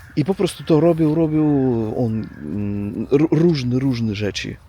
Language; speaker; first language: Polish; non-native, learner; Russian